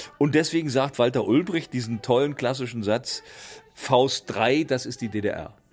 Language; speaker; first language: German; native; German